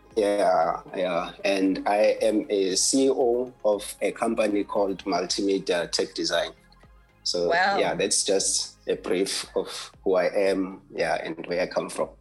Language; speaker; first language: English; non-native, local second language; Zulu